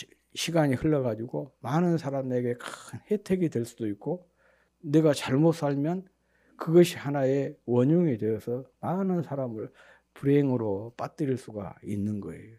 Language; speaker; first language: Korean; native; Korean